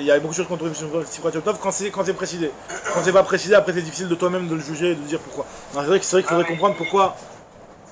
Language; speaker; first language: French; native; French